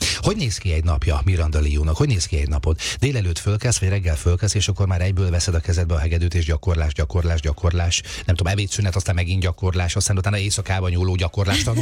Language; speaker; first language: Hungarian; native; Hungarian